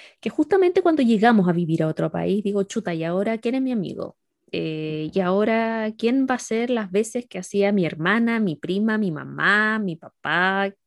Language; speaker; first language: Spanish; native; Spanish